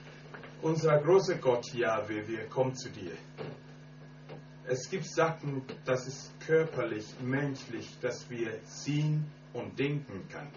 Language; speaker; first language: German; non-native, learner; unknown